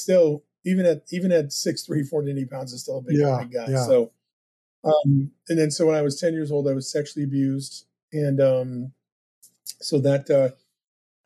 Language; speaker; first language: English; native; English